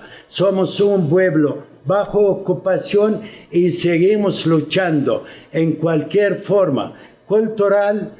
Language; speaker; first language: Spanish; non-native, fluent; Arabic